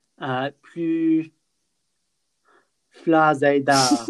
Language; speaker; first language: French; non-native, fluent; English